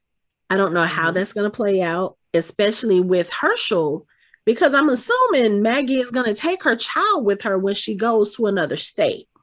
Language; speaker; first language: English; native; English